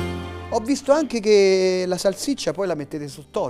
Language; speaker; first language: Italian; native; Italian